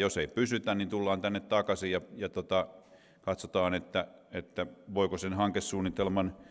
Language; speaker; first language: Finnish; native; Finnish